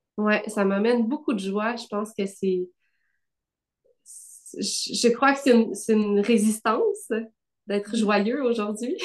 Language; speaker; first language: French; native; French